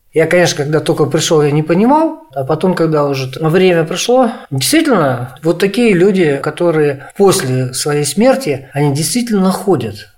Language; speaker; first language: Russian; native; Russian